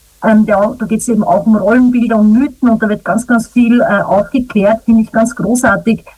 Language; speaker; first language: German; early bilingual, other home language; Croatian